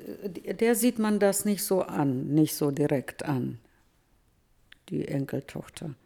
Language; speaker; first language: German; early bilingual, heritage; Russian